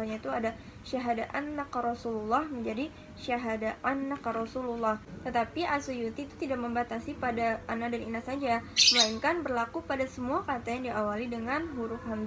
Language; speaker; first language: Indonesian; native; Indonesian